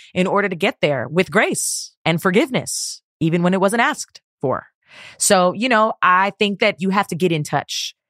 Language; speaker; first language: English; native; English